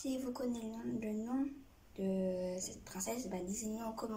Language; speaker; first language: French; native; French